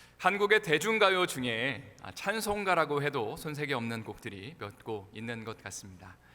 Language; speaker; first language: Korean; native; Korean